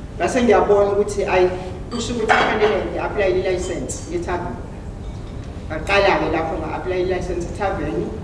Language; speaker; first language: Zulu; native; Zulu